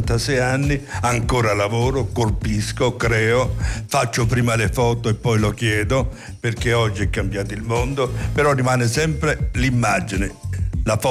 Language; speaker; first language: Italian; native; Italian